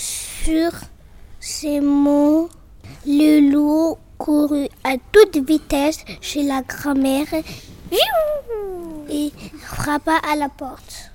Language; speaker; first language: French; non-native, learner; Spanish